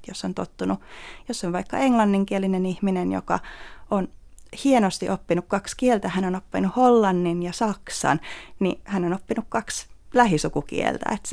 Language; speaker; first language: Finnish; native; Finnish